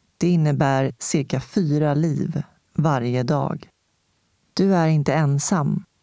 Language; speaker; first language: Swedish; native; Swedish